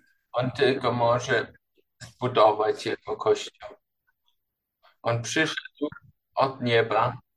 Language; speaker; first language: Polish; non-native, learner; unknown